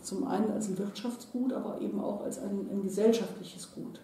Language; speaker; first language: German; native; German